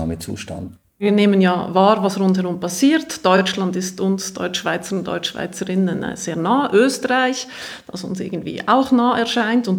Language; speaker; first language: German; native; German